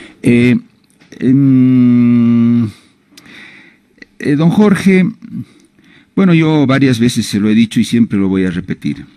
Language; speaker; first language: Spanish; native; Spanish